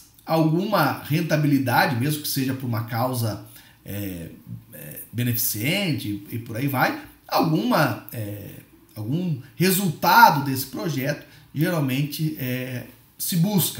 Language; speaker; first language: Portuguese; native; Portuguese